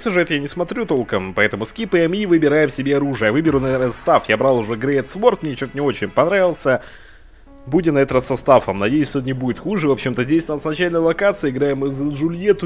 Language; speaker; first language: Russian; native; Russian